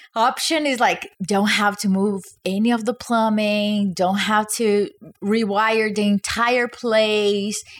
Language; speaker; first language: English; non-native, fluent; Portuguese